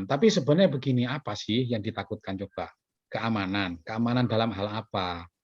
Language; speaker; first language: Indonesian; native; Indonesian